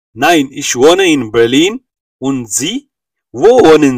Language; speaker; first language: German; non-native, learner; Nepali